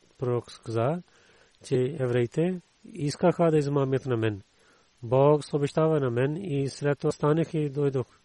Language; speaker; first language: Bulgarian; non-native, learner; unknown